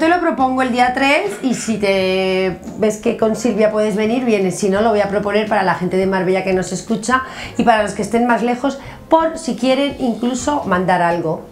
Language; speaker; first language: Spanish; native; Spanish